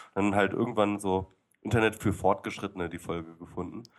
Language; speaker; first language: German; native; German